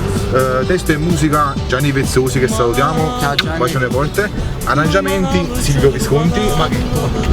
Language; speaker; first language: Italian; native; Italian